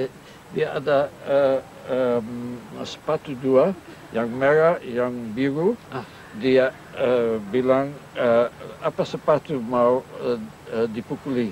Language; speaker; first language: Indonesian; non-native, local second language; Dutch